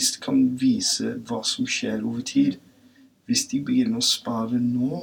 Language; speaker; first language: Norwegian; non-native, fluent; English